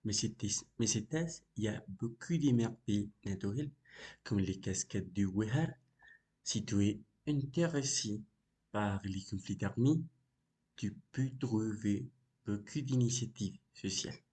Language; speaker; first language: French; non-native, learner; Spanish